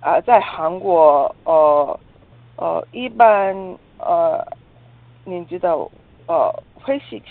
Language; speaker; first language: Chinese; non-native, learner; Korean